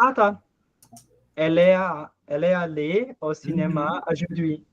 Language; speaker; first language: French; non-native, learner; Portuguese